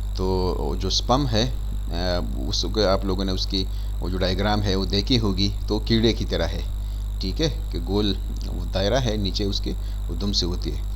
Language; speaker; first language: Urdu; non-native, local second language; Pashto